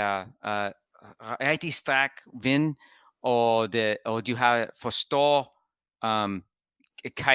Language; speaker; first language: Danish; non-native, learner; English